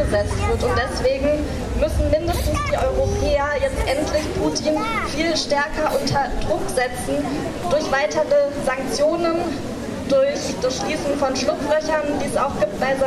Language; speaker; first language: German; native; German